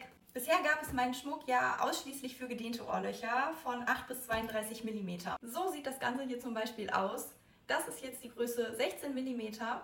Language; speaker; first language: German; native; German